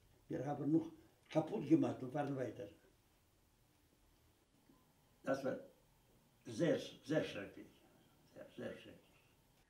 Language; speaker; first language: German; non-native, fluent; Russian